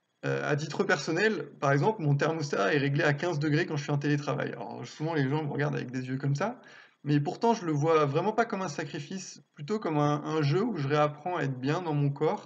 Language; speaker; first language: French; native; French